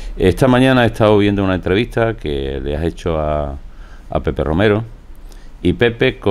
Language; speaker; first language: Spanish; native; Spanish